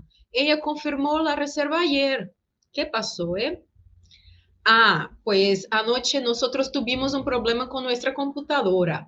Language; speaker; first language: Spanish; non-native, fluent; Portuguese